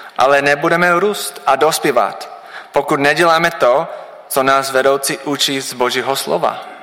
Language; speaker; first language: Czech; non-native, learner; English